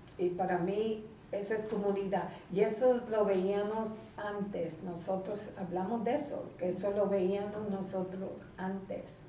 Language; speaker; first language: Spanish; early bilingual, heritage; Spanish